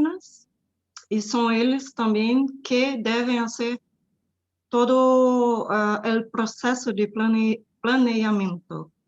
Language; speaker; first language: Spanish; non-native, fluent; Portuguese